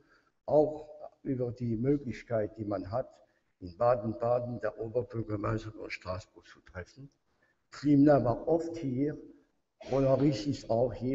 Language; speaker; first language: German; non-native, fluent; French